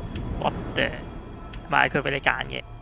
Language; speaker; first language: Chinese; native; Chinese